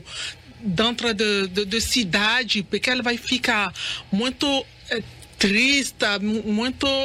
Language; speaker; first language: Portuguese; non-native, learner; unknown